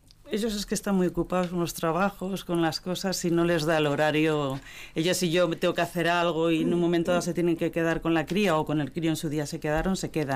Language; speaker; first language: Spanish; native; Spanish